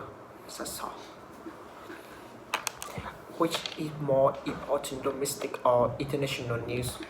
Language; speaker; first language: English; non-native, learner; Vietnamese